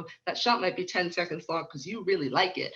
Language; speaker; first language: English; native; English